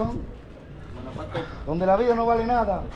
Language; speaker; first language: Spanish; native; Spanish